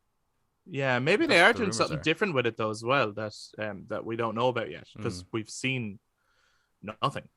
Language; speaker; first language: English; native; English